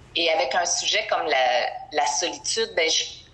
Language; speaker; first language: French; native; French